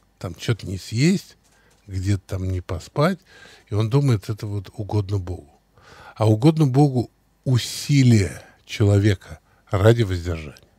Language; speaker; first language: Russian; native; Russian